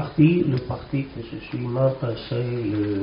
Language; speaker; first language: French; non-native, learner; Greek